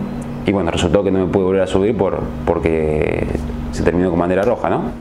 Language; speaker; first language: Spanish; native; Spanish